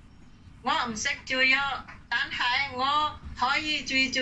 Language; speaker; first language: Cantonese; non-native, learner; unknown